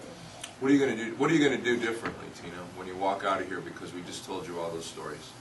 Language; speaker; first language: English; native; English